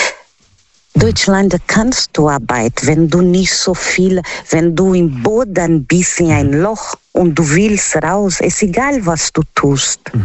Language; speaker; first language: German; non-native, learner; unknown